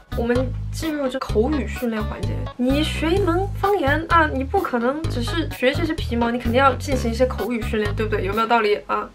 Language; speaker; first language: Chinese; native; Chinese